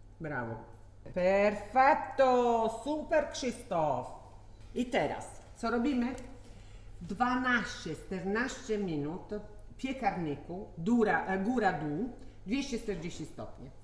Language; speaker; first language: Polish; non-native, learner; Italian